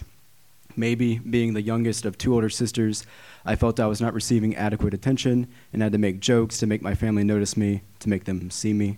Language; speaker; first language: English; native; English